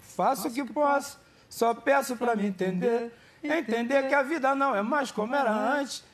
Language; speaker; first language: Portuguese; native; Portuguese